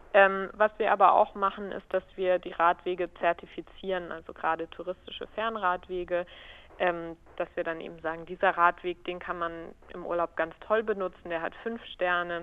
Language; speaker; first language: German; native; German